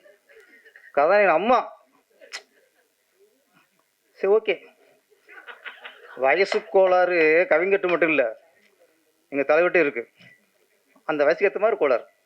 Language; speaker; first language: Tamil; native; Tamil